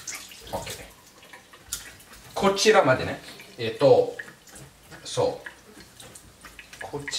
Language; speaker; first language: Japanese; non-native, fluent; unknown